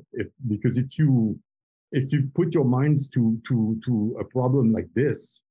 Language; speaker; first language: English; non-native, fluent; French